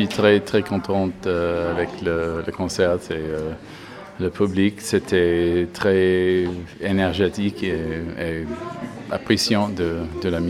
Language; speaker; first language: French; non-native, learner; English